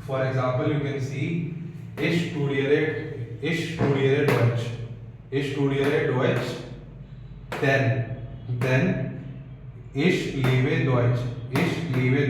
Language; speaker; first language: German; non-native, learner; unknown